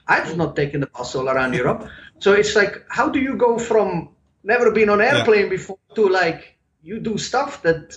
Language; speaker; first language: English; non-native, fluent; German